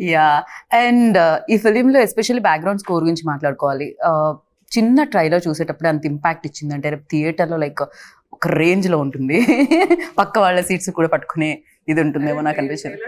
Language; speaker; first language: Telugu; native; Telugu